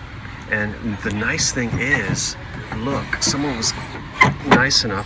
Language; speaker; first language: English; native; English